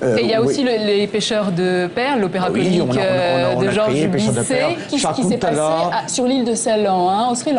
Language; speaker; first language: French; native; French